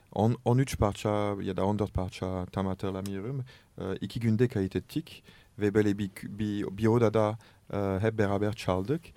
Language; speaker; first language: Turkish; non-native, learner; French